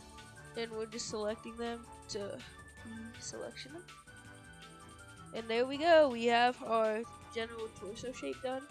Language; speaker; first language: English; native; English